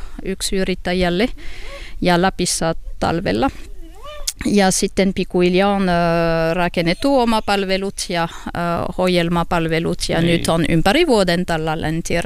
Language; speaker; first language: Finnish; non-native, learner; French